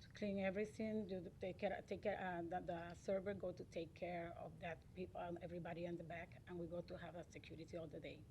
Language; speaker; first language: English; non-native, learner; Spanish